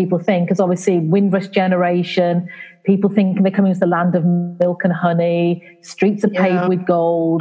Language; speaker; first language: English; native; English